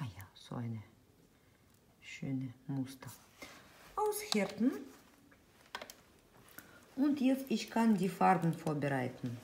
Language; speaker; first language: German; non-native, fluent; Russian